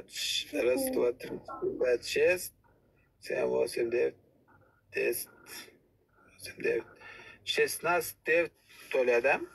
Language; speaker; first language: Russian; non-native, learner; Turkmen